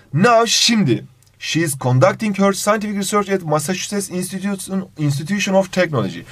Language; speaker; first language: English; non-native, fluent; Turkish